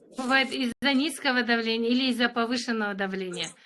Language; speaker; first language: Russian; non-native, local second language; Kazakh